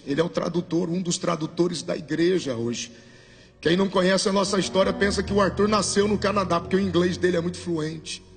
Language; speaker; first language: Portuguese; native; Portuguese